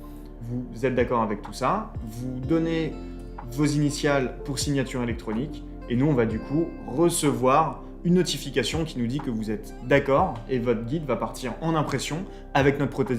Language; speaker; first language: French; native; French